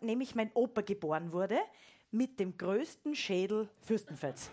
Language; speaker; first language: German; native; German